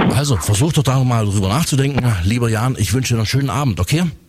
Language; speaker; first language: German; native; German